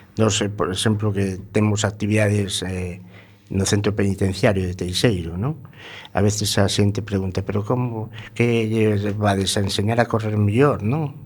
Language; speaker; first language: Galician; non-native, local second language; Spanish